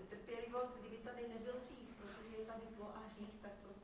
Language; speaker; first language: Czech; native; Czech